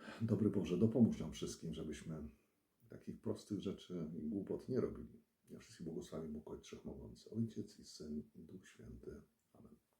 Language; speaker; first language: Polish; native; Polish